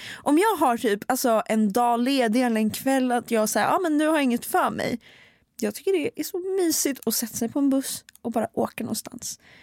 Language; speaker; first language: Swedish; native; Swedish